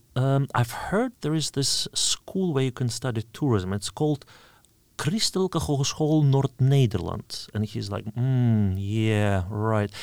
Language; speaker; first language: English; non-native, fluent; Russian